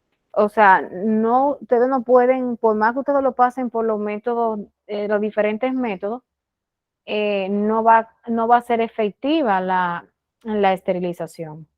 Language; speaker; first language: Spanish; native; Spanish